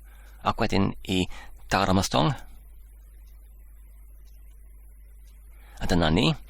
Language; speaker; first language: Welsh; non-native, learner; English